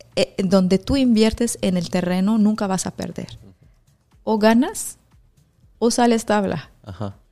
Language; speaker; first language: Spanish; non-native, fluent; Arabic